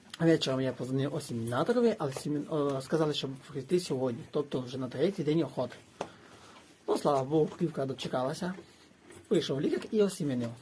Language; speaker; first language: Ukrainian; native; Ukrainian